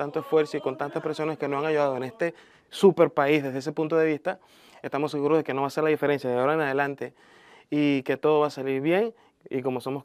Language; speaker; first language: Spanish; native; Spanish